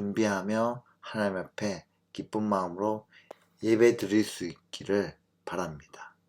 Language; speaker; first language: Korean; native; Korean